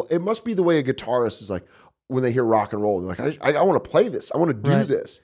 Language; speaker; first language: English; native; English